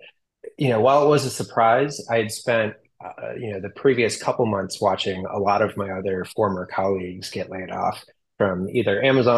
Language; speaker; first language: English; native; English